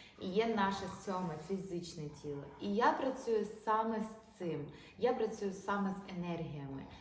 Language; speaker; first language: Ukrainian; non-native, local second language; Russian